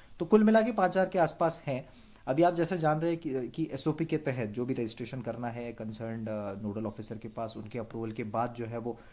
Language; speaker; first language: Hindi; non-native, local second language; Marathi